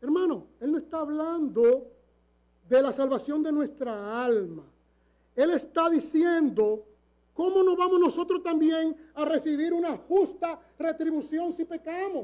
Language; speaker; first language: Spanish; native; Spanish